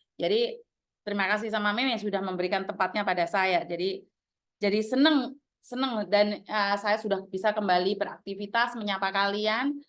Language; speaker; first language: Indonesian; non-native, local second language; Javanese